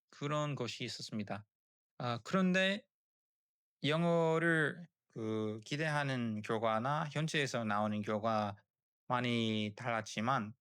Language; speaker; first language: Korean; non-native, learner; English